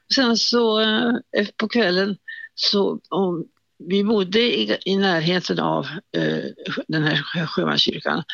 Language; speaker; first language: Swedish; native; Swedish